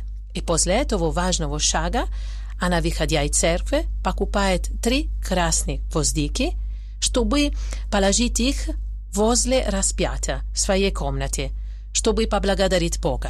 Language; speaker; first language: Russian; non-native, fluent; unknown